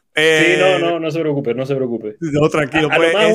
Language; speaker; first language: Spanish; native; Spanish